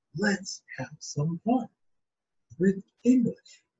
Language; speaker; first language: English; native; English